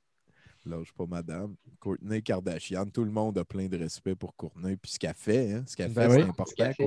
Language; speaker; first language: French; native; French